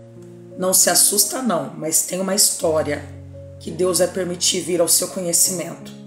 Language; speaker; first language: Portuguese; native; Portuguese